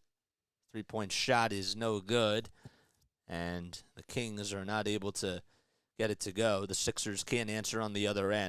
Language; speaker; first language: English; native; English